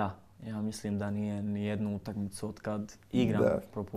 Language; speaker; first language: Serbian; early bilingual, heritage; Croatian